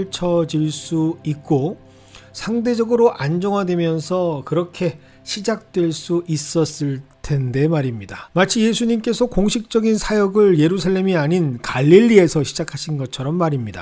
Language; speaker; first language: Korean; native; Korean